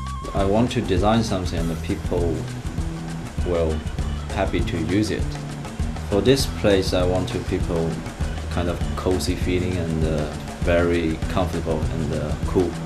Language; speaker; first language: English; non-native, learner; Chinese